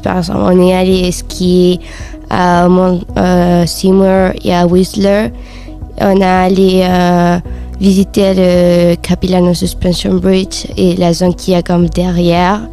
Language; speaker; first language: French; non-native, fluent; Spanish